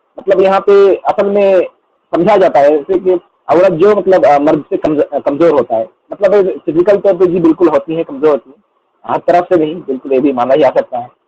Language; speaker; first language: Urdu; non-native, local second language; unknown